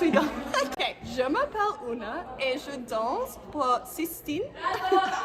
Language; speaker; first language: French; non-native, learner; English